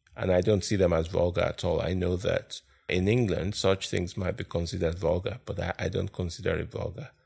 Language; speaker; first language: English; non-native, local second language; Yoruba